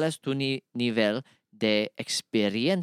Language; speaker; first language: Spanish; non-native, learner; English